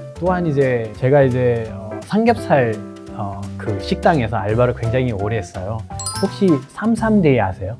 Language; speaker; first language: Korean; non-native, fluent; Nepali